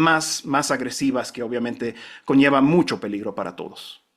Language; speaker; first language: Spanish; native; Spanish